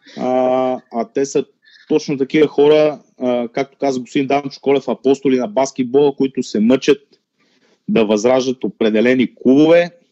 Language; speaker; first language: Bulgarian; native; Bulgarian